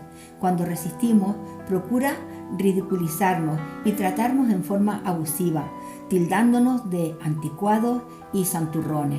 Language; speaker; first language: Spanish; native; Spanish